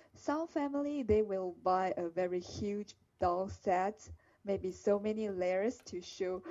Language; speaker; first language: English; non-native, fluent; Chinese